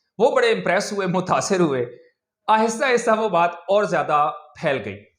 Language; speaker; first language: Urdu; non-native, local second language; Punjabi